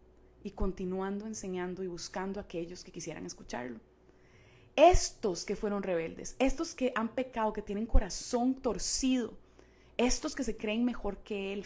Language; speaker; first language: Spanish; native; Spanish